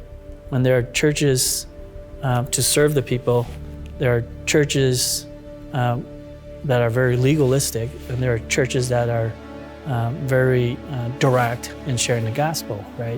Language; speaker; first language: English; early bilingual, other home language; Hmong